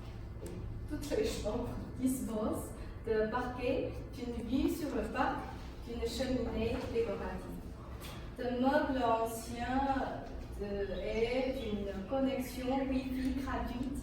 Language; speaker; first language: French; non-native, fluent; Chinese